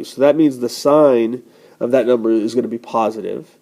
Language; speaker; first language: English; native; English